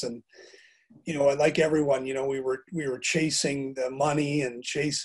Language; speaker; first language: English; native; English